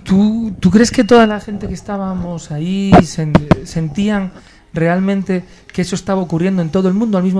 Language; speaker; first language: Spanish; native; Spanish